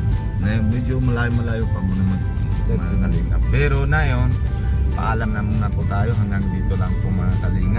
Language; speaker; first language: Filipino; non-native, local second language; Bikol